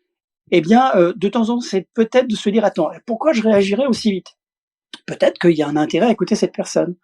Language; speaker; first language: French; native; French